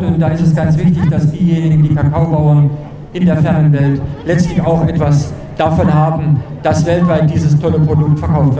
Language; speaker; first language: German; native; German